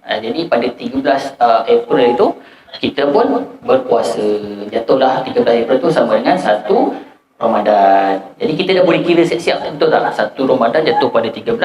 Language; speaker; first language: Malay; native; Malay